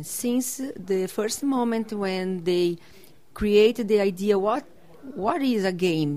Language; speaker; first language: English; non-native, learner; Portuguese